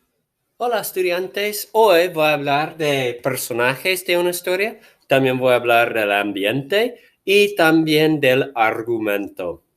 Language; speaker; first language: Spanish; non-native, fluent; English